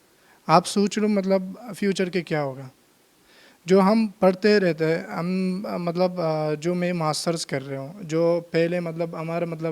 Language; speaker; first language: Hindi; non-native, learner; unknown